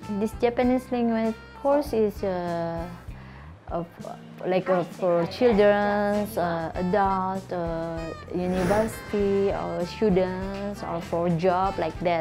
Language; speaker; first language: English; non-native, learner; Indonesian